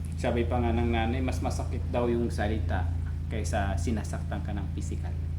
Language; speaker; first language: Filipino; non-native, local second language; Cebuano